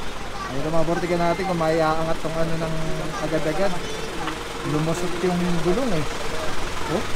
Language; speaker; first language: Filipino; native; Filipino